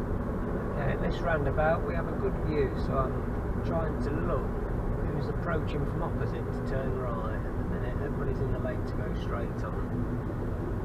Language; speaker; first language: English; native; English